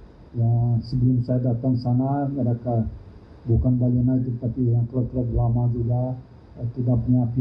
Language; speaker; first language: Indonesian; non-native, fluent; Thai